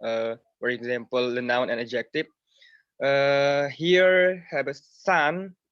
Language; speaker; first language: English; non-native, learner; Indonesian